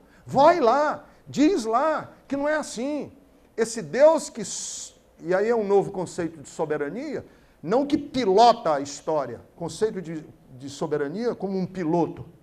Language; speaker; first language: Portuguese; native; Portuguese